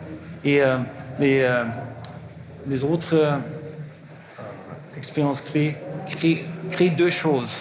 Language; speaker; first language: French; non-native, learner; German